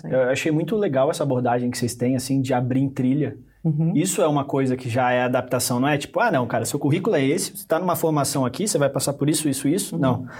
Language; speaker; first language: Portuguese; native; Portuguese